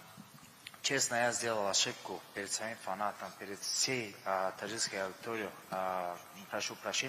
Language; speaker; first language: Russian; non-native, local second language; Tajik